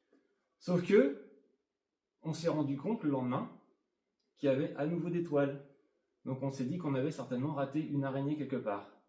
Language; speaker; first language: French; native; French